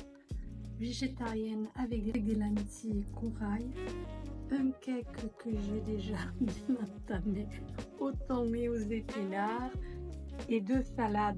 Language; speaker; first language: French; native; French